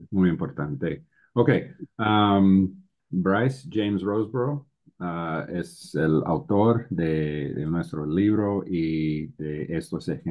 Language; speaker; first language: Spanish; non-native, learner; English